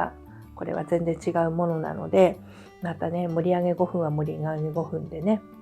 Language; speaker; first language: Japanese; native; Japanese